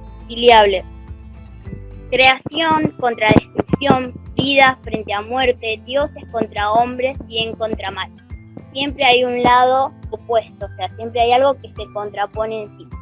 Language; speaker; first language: Spanish; native; Spanish